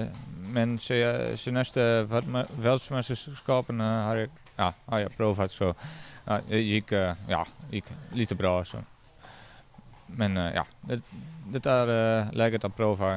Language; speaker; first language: Swedish; non-native, learner; Dutch